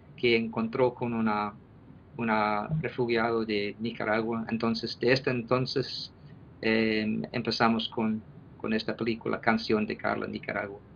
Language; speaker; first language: Spanish; non-native, fluent; English